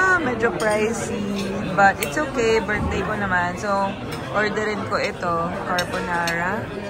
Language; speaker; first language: Filipino; non-native, local second language; Cebuano